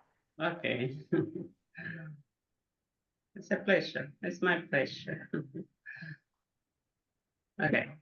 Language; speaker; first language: English; non-native, fluent; Spanish